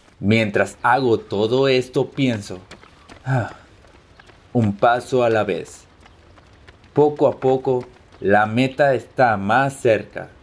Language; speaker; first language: Spanish; early bilingual, heritage; Spanish